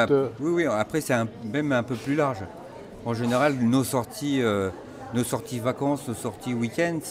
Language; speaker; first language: French; native; French